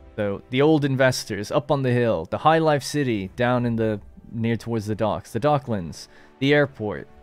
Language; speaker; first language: English; native; English